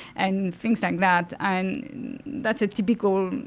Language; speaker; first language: English; non-native, fluent; French